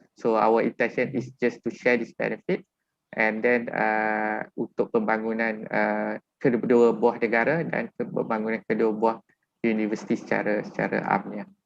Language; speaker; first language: Malay; native; Malay